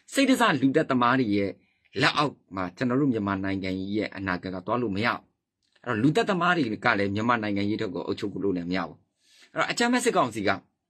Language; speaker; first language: Burmese; native; Burmese